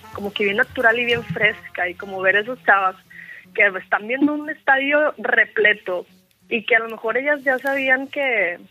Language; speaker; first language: Spanish; native; Spanish